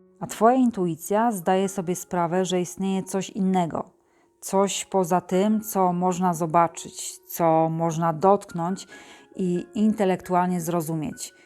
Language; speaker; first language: Polish; native; Polish